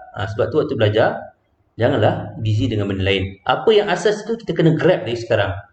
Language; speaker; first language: Malay; native; Malay